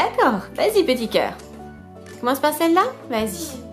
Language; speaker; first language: French; native; French